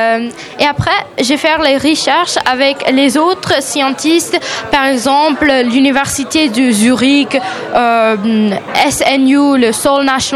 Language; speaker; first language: French; non-native, learner; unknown